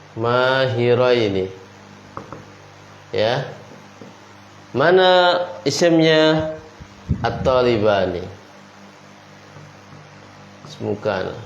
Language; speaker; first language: Arabic; non-native, fluent; Indonesian